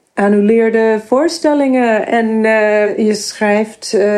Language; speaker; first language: Dutch; non-native, fluent; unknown